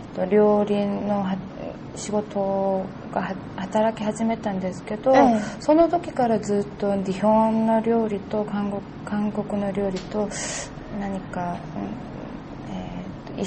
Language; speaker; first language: Japanese; non-native, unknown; Korean